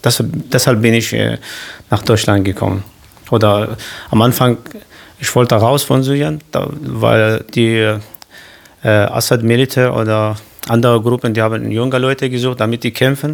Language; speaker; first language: German; non-native, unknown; Kurdish